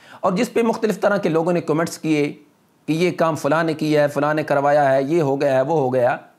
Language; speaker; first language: Urdu; non-native, local second language; Punjabi